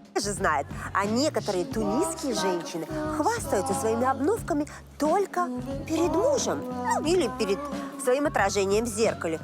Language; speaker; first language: Russian; native; Russian